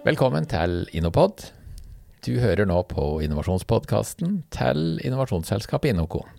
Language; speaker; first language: Norwegian; native; Norwegian